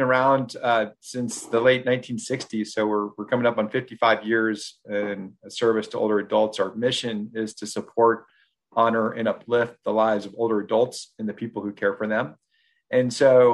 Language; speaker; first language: English; native; English